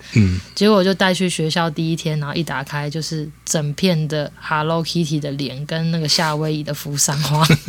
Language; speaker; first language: Chinese; native; Chinese